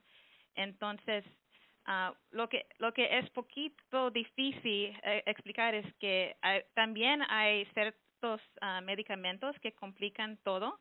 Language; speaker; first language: Spanish; early bilingual, heritage; Spanish